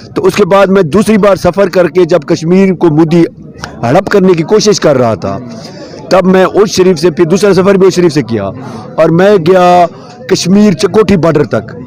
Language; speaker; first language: Urdu; non-native, local second language; Saraiki